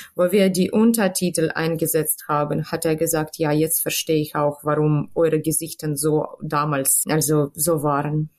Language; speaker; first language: German; non-native, fluent; Ukrainian